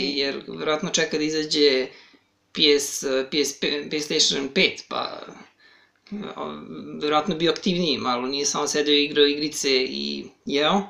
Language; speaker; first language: Serbian; native; Serbian